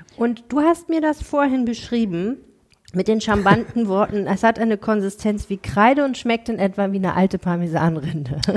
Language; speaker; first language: German; native; German